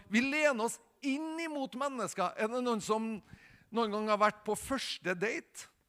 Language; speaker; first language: Norwegian; native; Norwegian